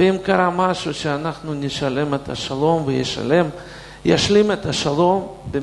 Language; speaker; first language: Hebrew; non-native, fluent; Russian